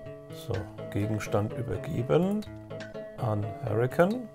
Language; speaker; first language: German; native; German